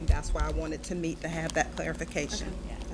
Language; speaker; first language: English; native; English